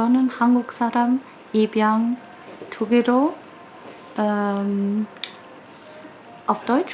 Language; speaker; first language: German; early bilingual, other home language; Korean